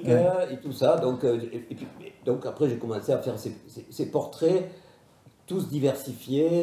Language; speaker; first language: French; native; French